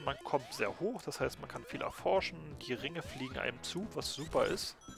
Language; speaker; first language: German; native; German